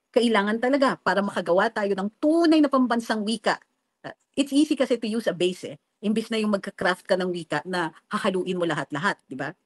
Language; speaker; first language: Filipino; native; Filipino